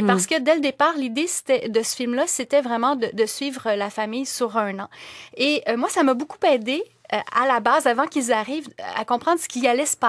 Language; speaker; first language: French; native; French